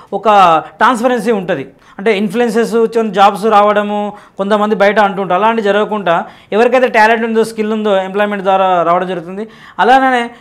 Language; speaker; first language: Telugu; native; Telugu